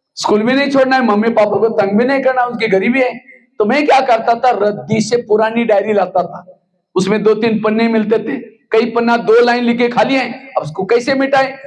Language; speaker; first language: Hindi; non-native, local second language; Marathi